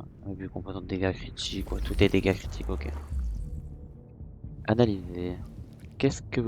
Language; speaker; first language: French; native; French